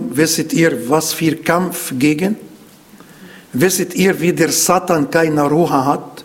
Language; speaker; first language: German; non-native, learner; Arabic